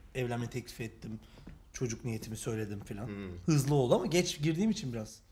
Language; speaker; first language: Turkish; native; Turkish